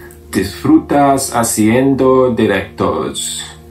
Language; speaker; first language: Spanish; non-native, learner; English